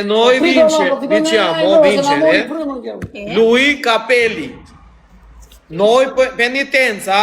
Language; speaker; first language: Italian; non-native, learner; Albanian